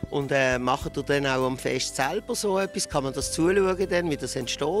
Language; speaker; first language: German; native; German